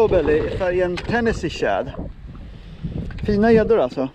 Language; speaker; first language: Swedish; native; Swedish